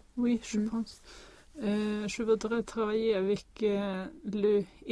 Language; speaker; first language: French; non-native, learner; Swedish